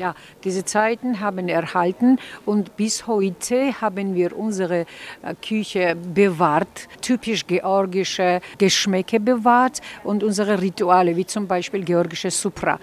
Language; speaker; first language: German; non-native, fluent; Georgian